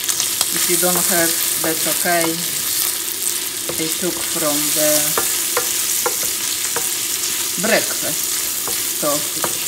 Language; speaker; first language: English; non-native, learner; Polish